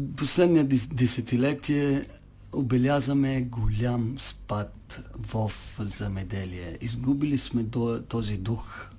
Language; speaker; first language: Bulgarian; non-native, fluent; Italian